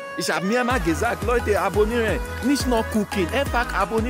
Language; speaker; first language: German; non-native, learner; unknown